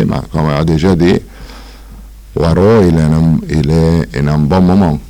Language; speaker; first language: French; non-native, fluent; Italian